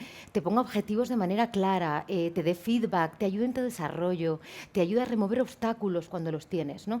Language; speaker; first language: Spanish; native; Spanish